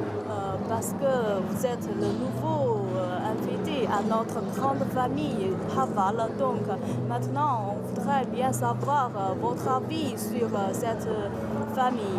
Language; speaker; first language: French; non-native, fluent; Chinese